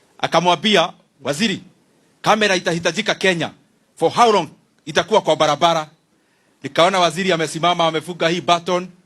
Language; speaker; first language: Swahili; non-native, local second language; Kikuyu